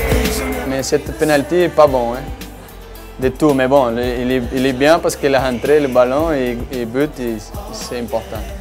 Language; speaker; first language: French; non-native, learner; Portuguese